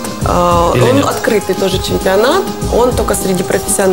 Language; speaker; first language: Russian; native; Russian